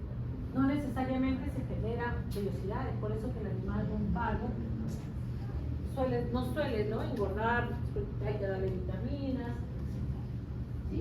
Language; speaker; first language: Spanish; native; Spanish